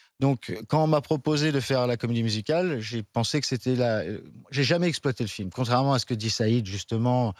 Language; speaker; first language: French; native; French